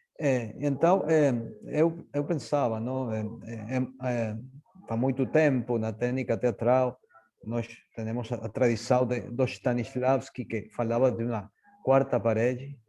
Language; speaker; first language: Portuguese; non-native, fluent; Spanish